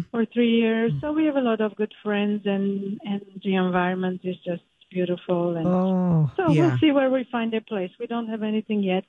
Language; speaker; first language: English; early bilingual, other home language; Turkish